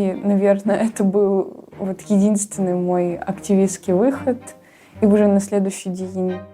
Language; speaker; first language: Russian; native; Russian